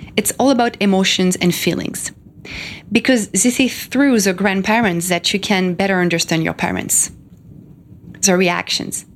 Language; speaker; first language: English; non-native, fluent; French